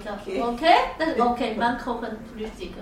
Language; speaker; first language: German; non-native, learner; Chinese